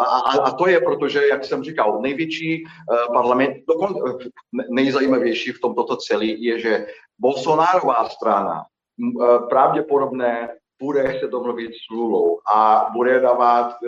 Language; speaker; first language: Czech; non-native, fluent; Portuguese